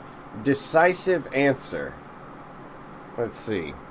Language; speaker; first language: English; native; English